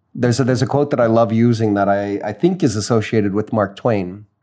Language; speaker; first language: English; native; English